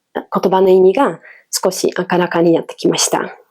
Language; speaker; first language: Japanese; non-native, fluent; Dutch